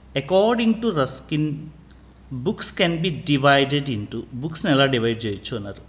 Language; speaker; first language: English; non-native, local second language; Telugu